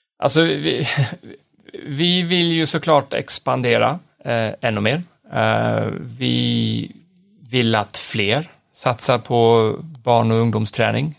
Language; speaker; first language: Swedish; early bilingual, other home language; English